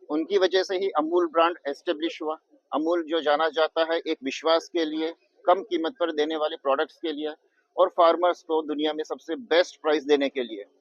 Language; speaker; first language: Hindi; non-native, local second language; Gujarati